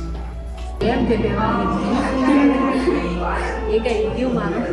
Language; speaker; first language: Korean; non-native, fluent; Arabic